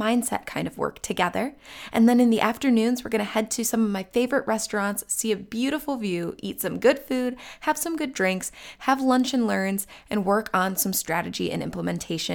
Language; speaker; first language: English; native; English